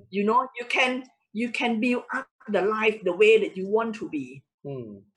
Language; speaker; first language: English; non-native, fluent; Thai